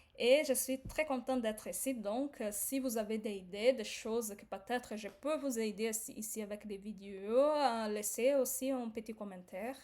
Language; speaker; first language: French; non-native, fluent; Portuguese